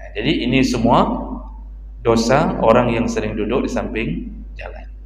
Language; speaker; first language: Malay; non-native, local second language; Achinese